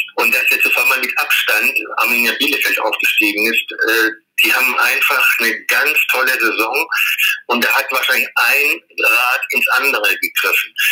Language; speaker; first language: German; native; German